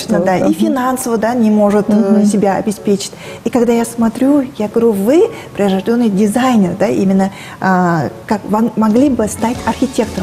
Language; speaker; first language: Russian; native; Russian